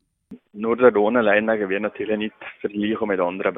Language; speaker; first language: German; native; German